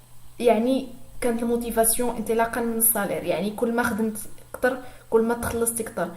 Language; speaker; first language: Arabic; native; Arabic